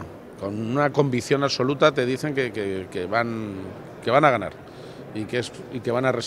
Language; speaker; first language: Spanish; native; Spanish